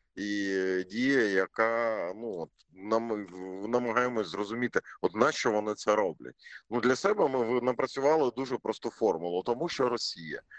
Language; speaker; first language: Ukrainian; non-native, local second language; Russian